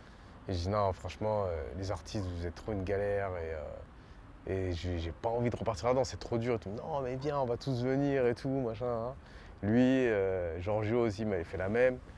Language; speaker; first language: French; native; French